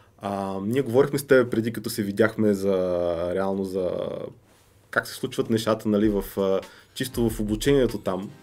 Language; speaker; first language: Bulgarian; native; Bulgarian